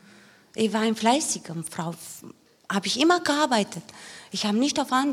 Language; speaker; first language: German; non-native, learner; Romanian